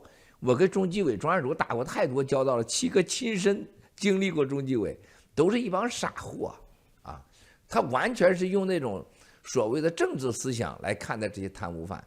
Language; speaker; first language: Chinese; native; Chinese